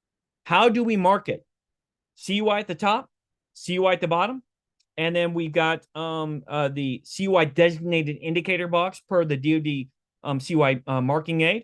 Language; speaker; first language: English; native; English